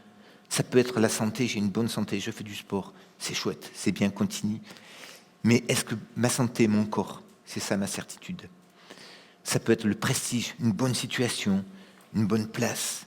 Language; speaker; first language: French; native; French